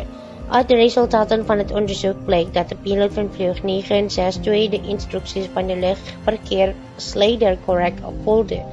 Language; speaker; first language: Dutch; non-native, fluent; Indonesian